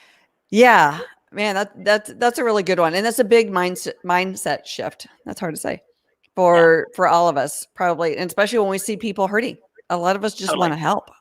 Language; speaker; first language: English; native; English